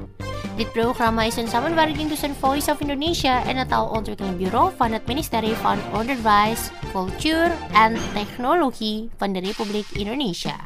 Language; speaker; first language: Dutch; non-native, fluent; Indonesian